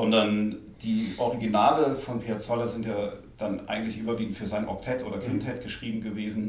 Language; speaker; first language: German; native; German